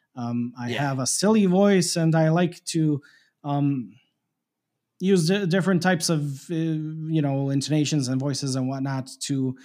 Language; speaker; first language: English; native; English